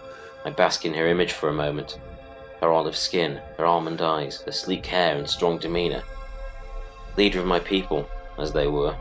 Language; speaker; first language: English; native; English